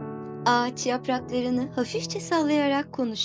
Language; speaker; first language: Turkish; native; Turkish